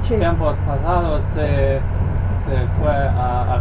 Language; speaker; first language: Spanish; non-native, fluent; Polish